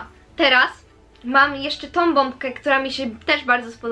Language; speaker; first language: Polish; early bilingual, heritage; Polish